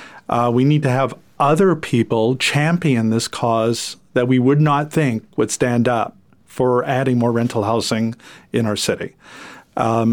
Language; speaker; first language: English; non-native, fluent; French